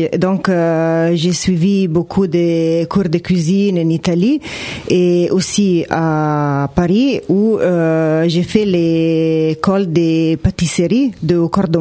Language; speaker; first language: French; non-native, fluent; Italian